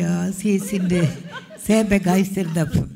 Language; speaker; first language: German; non-native, fluent; Malayalam